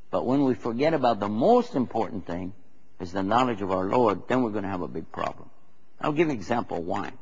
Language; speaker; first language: English; native; English